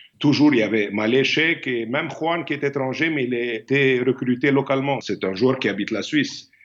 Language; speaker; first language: French; non-native, fluent; Arabic